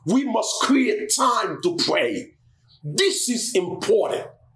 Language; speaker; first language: English; non-native, fluent; Haitian Creole